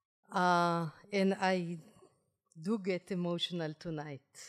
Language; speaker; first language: English; non-native, fluent; Hebrew